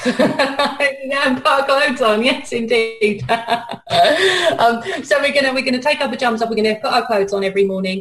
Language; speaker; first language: English; native; English